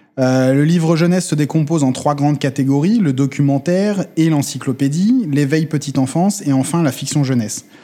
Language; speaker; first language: French; native; French